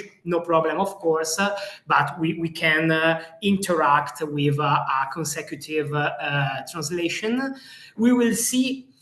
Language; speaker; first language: English; non-native, fluent; Italian